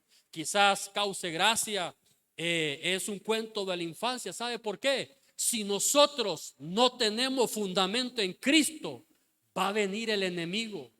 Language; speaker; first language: Spanish; native; Spanish